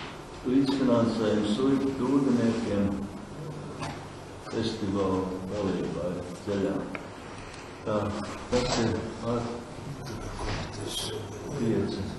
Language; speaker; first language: Latvian; native; Latvian